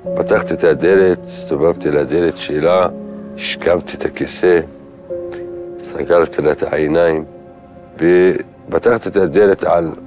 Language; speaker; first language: Hebrew; non-native, local second language; Arabic